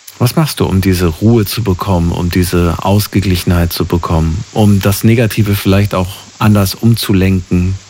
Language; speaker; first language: German; native; German